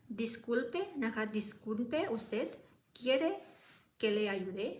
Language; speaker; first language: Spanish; non-native, fluent; Thai